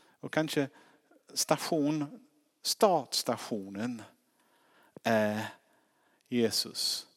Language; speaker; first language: Swedish; non-native, fluent; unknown